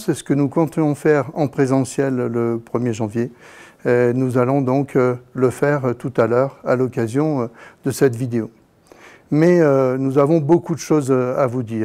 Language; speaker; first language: French; native; French